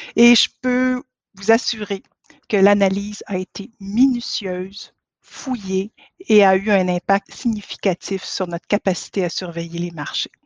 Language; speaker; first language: French; native; French